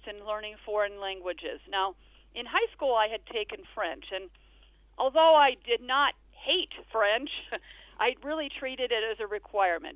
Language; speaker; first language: English; native; English